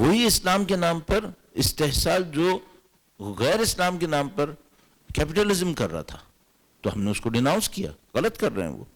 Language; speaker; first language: Urdu; native; Urdu